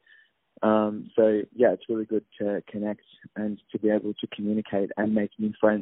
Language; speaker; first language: English; native; English